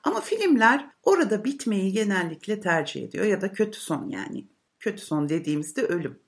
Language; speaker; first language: Turkish; native; Turkish